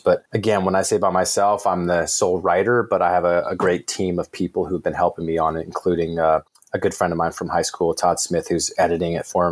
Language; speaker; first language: English; native; English